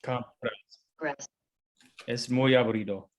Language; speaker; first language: Spanish; non-native, learner; English